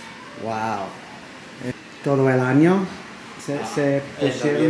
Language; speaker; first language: Spanish; non-native, learner; English